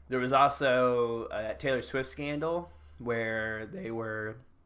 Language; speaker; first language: English; native; English